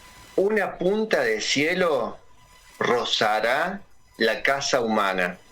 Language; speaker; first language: Spanish; native; Spanish